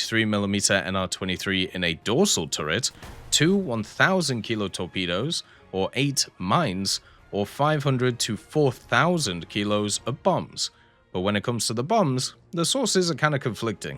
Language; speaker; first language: English; native; English